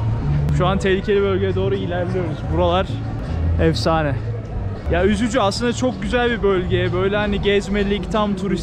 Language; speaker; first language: Turkish; native; Turkish